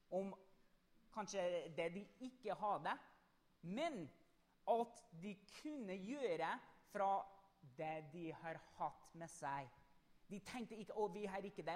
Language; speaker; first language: Norwegian; non-native, fluent; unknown